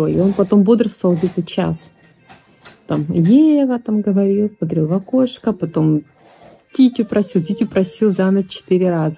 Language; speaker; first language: Russian; native; Russian